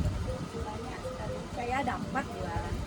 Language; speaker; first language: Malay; non-native, local second language; Balinese